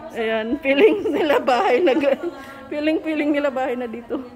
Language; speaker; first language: Filipino; native; Filipino